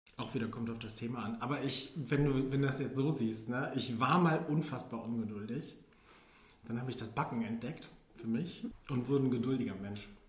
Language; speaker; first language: German; early bilingual, other home language; Filipino